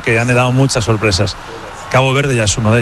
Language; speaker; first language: Spanish; native; Spanish